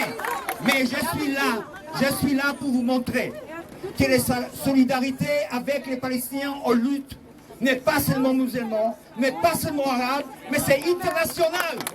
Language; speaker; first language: French; non-native, fluent; Hebrew